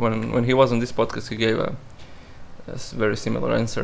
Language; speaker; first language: English; non-native, fluent; Croatian